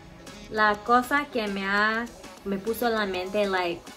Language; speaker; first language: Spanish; early bilingual, heritage; Spanish